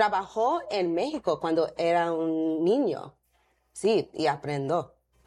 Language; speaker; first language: Spanish; non-native, learner; English